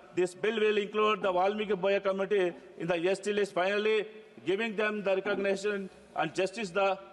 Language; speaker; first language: English; non-native, local second language; Telugu